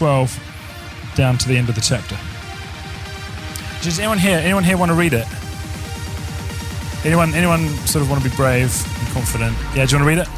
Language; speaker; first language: English; native; English